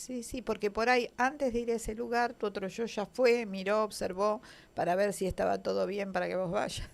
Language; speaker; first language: Spanish; native; Spanish